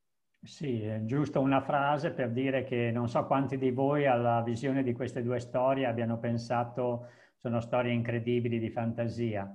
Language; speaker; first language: Italian; native; Italian